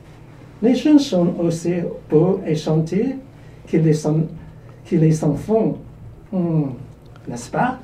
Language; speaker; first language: French; non-native, learner; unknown